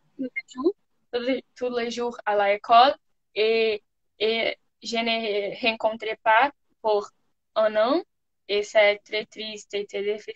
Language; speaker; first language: French; non-native, learner; Portuguese